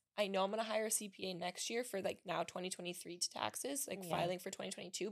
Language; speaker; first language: English; early bilingual, other home language; Spanish